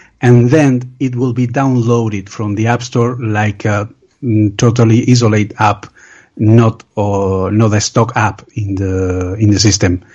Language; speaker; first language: English; non-native, learner; Spanish